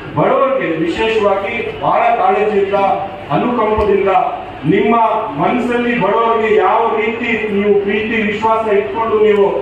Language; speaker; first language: Kannada; non-native, local second language; Urdu